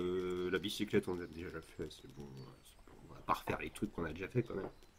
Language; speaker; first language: French; native; French